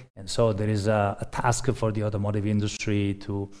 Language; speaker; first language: English; non-native, fluent; Italian